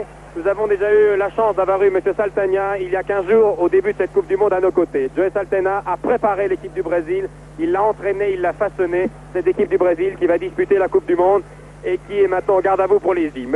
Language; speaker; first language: French; native; French